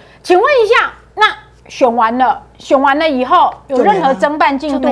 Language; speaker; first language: Chinese; native; Chinese